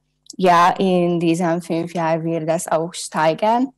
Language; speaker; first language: German; non-native, learner; Hungarian